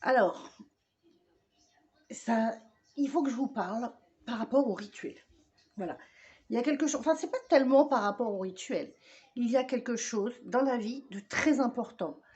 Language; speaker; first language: French; native; French